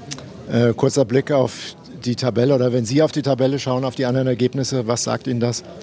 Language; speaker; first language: German; native; German